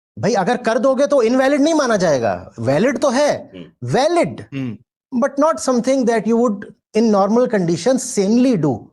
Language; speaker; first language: Hindi; native; Hindi